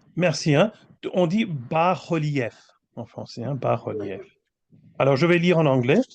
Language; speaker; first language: French; non-native, fluent; Bangla